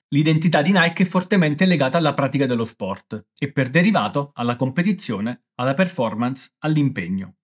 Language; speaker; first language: Italian; native; Italian